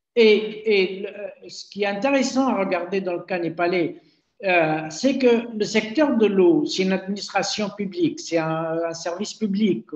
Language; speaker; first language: French; non-native, local second language; Arabic